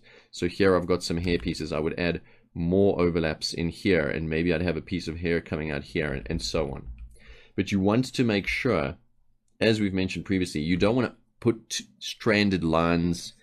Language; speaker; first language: English; native; English